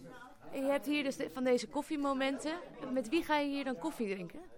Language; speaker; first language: Dutch; native; Dutch